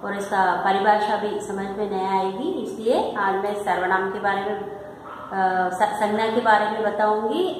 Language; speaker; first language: Hindi; non-native, local second language; Telugu